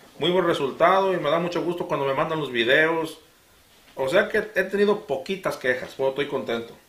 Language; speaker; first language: Spanish; native; Spanish